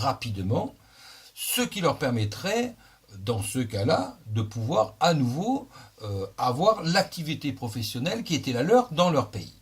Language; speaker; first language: French; native; French